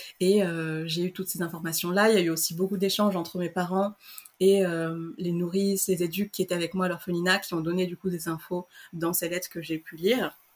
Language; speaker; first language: French; native; French